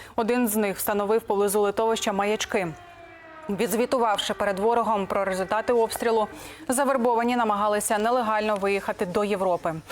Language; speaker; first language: Ukrainian; native; Ukrainian